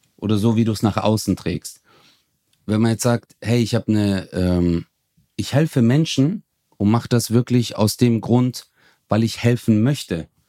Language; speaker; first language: German; early bilingual, other home language; Turkish